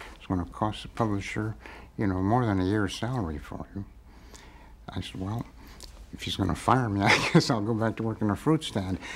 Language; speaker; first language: English; native; English